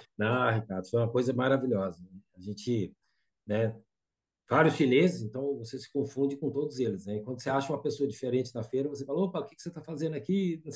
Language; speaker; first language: Portuguese; native; Portuguese